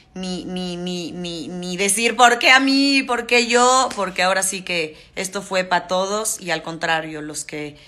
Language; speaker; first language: Spanish; native; Spanish